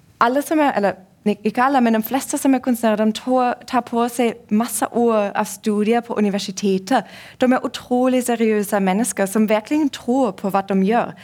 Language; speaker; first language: Norwegian; non-native, fluent; German